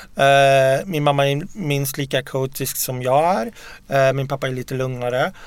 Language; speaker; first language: Swedish; early bilingual, other home language; Arabic